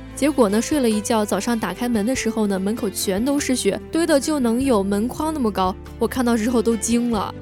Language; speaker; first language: Chinese; native; Chinese